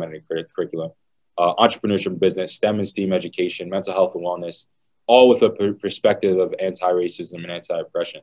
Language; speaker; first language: English; native; English